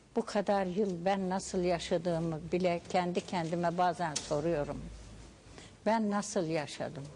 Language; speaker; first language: Turkish; non-native, local second language; Kurdish